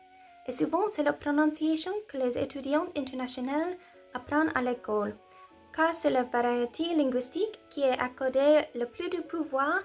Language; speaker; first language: French; non-native, learner; English